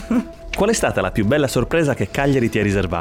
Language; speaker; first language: Italian; native; Italian